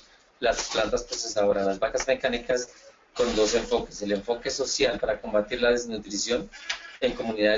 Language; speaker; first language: Spanish; native; Spanish